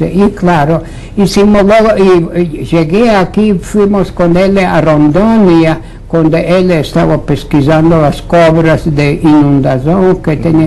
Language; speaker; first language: Portuguese; non-native, fluent; Latvian